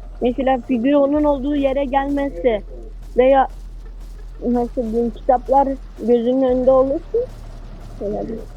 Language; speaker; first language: Turkish; native; Turkish